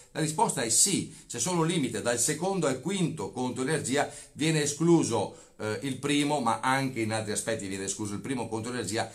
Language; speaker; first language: Italian; native; Italian